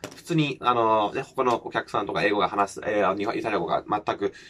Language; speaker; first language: Japanese; non-native, fluent; English